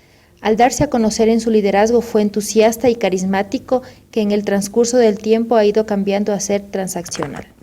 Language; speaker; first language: Spanish; native; Spanish